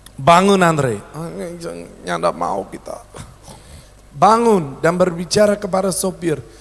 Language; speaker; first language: Indonesian; non-native, local second language; English